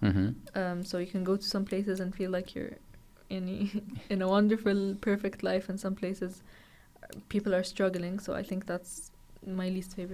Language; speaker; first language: English; non-native, fluent; Arabic